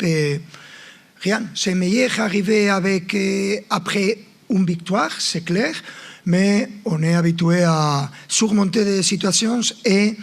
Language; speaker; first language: French; non-native, fluent; Spanish